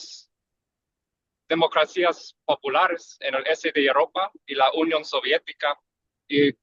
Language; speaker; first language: Spanish; early bilingual, heritage; English